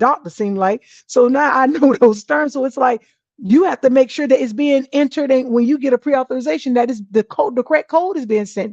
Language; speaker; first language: English; native; English